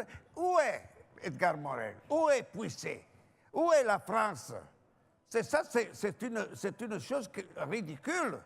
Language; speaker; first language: French; non-native, fluent; Italian